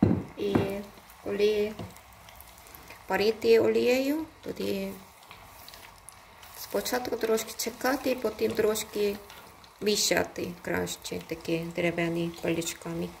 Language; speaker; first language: Ukrainian; non-native, learner; Korean